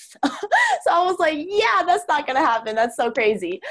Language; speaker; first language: English; non-native, fluent; Chinese